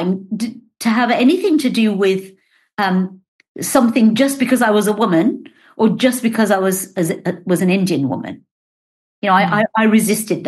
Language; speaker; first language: English; native; English